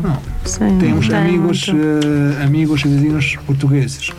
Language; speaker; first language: Portuguese; non-native, learner; Arabic